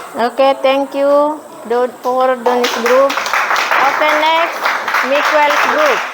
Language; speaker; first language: English; non-native, fluent; Indonesian